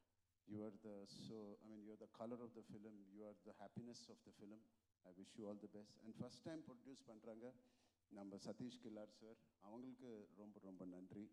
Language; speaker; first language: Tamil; non-native, local second language; Telugu